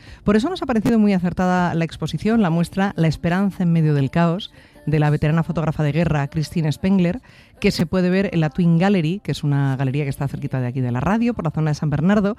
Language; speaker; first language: Spanish; native; Spanish